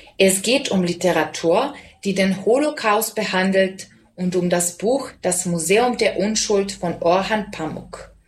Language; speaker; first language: German; non-native, fluent; Serbian